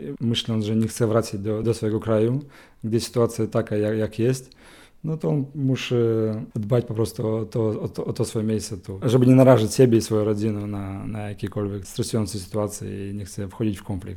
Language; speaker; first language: Polish; non-native, learner; Ukrainian